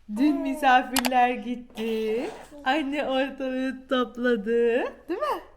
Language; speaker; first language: Turkish; early bilingual, heritage; Turkish